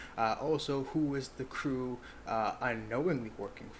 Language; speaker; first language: English; native; English